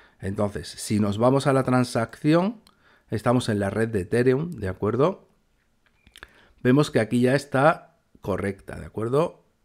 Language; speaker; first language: Spanish; native; Spanish